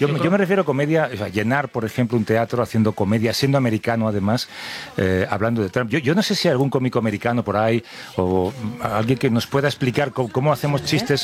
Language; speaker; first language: Spanish; native; Spanish